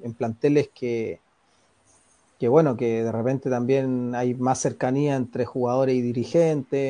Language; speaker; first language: Spanish; native; Spanish